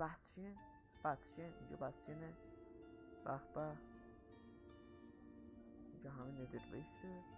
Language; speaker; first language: Persian; native; Persian